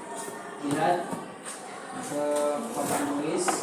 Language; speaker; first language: Indonesian; native; Indonesian